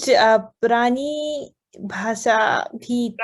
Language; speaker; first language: Hindi; non-native, fluent; Japanese